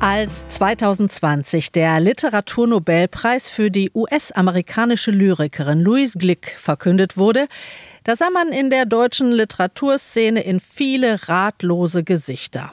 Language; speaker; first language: German; native; German